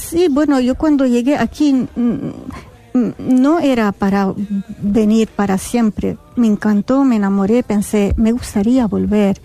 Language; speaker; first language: Spanish; non-native, fluent; Arabic